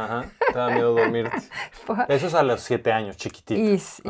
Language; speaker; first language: Spanish; native; Spanish